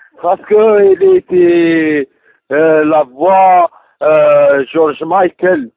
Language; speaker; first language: French; non-native, learner; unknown